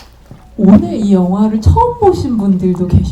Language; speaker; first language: Korean; native; Korean